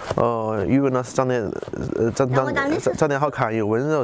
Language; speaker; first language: Chinese; native; Chinese